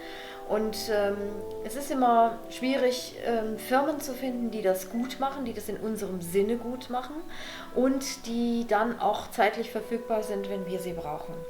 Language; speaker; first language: German; native; German